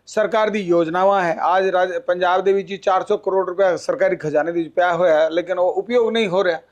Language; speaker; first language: Hindi; non-native, local second language; Punjabi